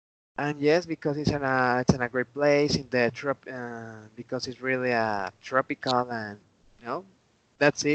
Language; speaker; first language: English; non-native, learner; Spanish